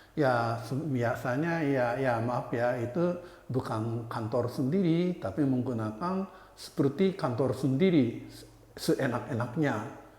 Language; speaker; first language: Indonesian; non-native, fluent; Japanese